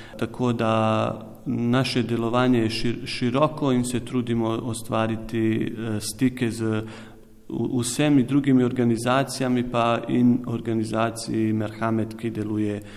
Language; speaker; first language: Slovenian; non-native, local second language; Bosnian